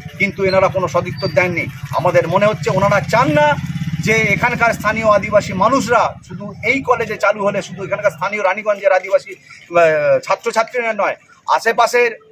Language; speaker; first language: Bangla; non-native, local second language; Santali